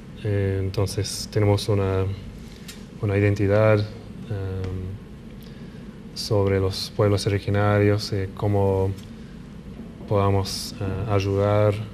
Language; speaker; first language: Spanish; non-native, fluent; English